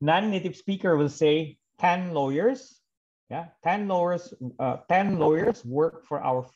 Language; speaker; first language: English; non-native, fluent; Indonesian